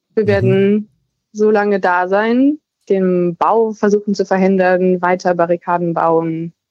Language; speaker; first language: German; native; German